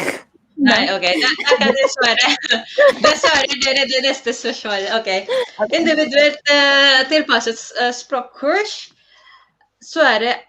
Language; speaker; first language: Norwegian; non-native, fluent; Filipino